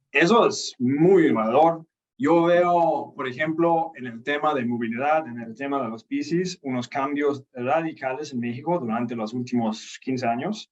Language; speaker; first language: Spanish; non-native, fluent; Danish